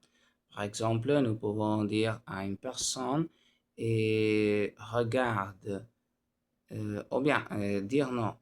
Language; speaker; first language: French; non-native, learner; Spanish